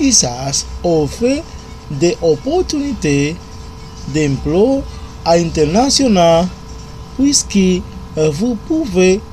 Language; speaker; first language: French; non-native, learner; Spanish